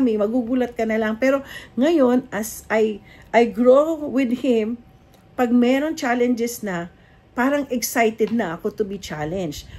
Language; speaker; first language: Filipino; native; Filipino